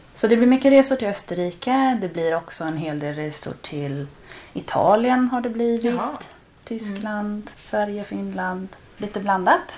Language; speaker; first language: Swedish; native; Swedish